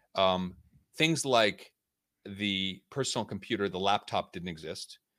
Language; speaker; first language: English; native; English